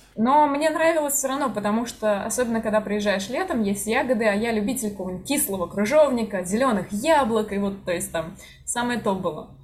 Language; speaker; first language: Russian; native; Russian